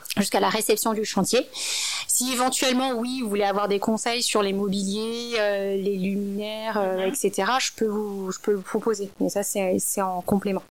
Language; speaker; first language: French; early bilingual, other home language; Min Nan Chinese